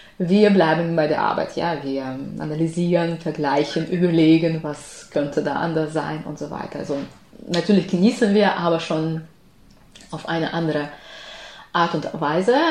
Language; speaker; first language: German; non-native, fluent; Ukrainian